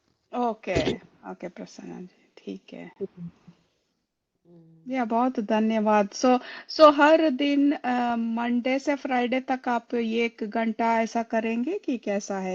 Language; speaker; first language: Hindi; non-native, local second language; Kannada